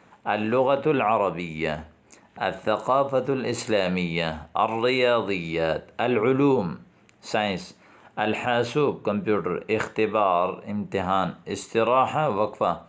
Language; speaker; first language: Arabic; non-native, fluent; Urdu